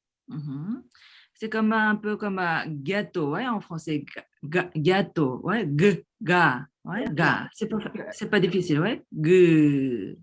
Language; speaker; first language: French; non-native, fluent; Korean